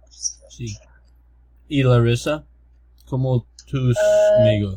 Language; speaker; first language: Spanish; non-native, learner; English